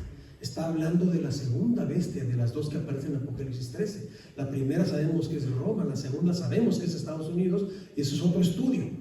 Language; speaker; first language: Spanish; native; Spanish